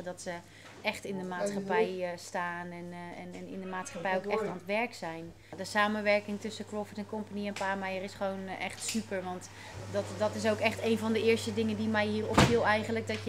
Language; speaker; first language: Dutch; native; Dutch